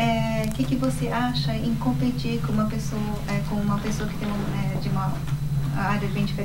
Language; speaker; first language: Portuguese; non-native, learner; Japanese